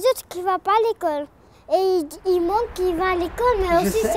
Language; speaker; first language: French; early bilingual, other home language; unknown